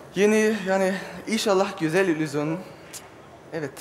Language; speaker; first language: Turkish; non-native, learner; German